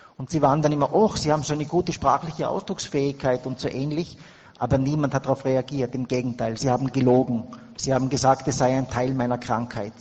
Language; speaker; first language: German; native; German